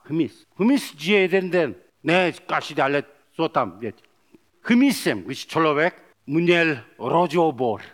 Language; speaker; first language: Czech; non-native, learner; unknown